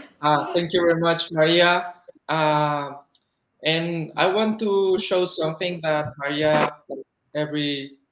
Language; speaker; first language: English; non-native, fluent; Spanish